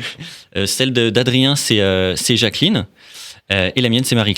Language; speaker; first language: French; native; French